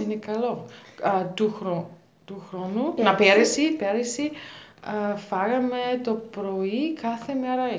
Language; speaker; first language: Greek; non-native, learner; German